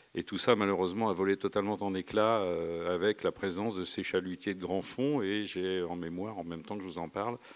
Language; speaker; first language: French; native; French